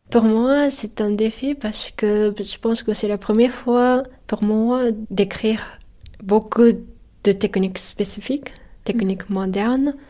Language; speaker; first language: French; non-native, fluent; Japanese